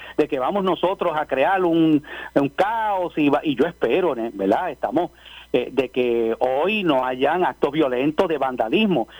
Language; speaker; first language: Spanish; native; Spanish